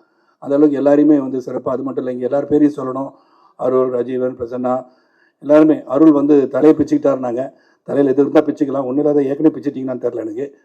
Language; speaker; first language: Tamil; native; Tamil